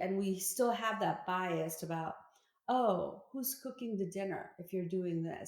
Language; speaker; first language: English; early bilingual, other home language; Korean